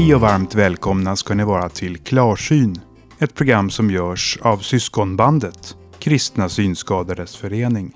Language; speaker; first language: Swedish; native; Swedish